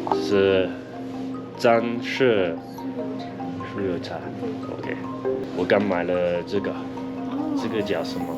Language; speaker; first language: Chinese; non-native, fluent; English